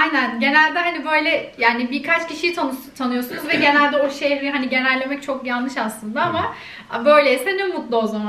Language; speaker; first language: Turkish; native; Turkish